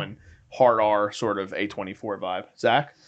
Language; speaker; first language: English; native; English